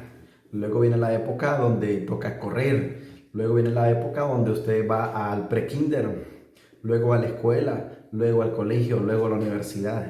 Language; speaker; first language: Spanish; native; Spanish